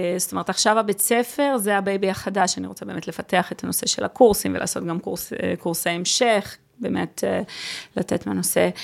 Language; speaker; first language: Hebrew; early bilingual, other home language; Russian